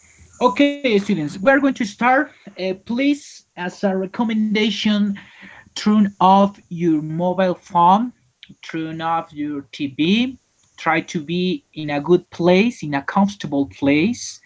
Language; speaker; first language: English; non-native, learner; Spanish